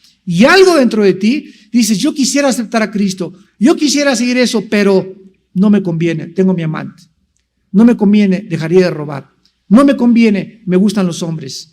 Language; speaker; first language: Spanish; native; Spanish